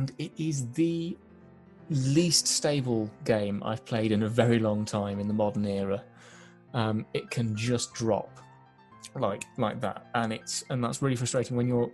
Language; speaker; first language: English; native; English